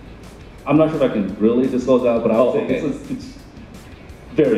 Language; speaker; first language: English; native; English